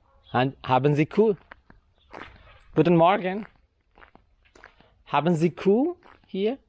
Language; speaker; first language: German; non-native, fluent; Urdu